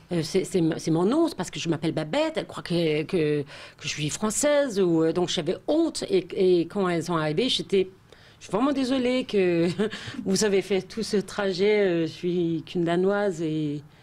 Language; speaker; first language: French; non-native, fluent; Danish